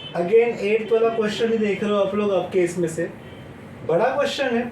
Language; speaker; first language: Hindi; non-native, local second language; Marathi